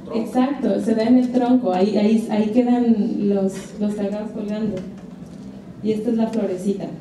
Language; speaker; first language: Spanish; native; Spanish